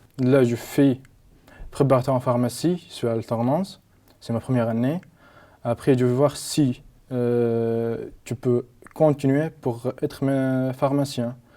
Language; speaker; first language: French; non-native, fluent; Arabic